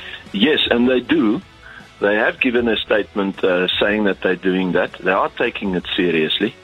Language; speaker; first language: English; non-native, local second language; Afrikaans